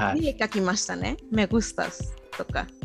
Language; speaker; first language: Japanese; non-native, fluent; Spanish